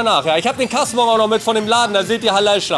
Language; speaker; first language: German; native; German